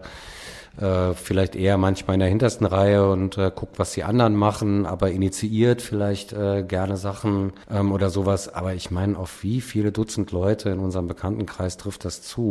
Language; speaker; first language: German; native; German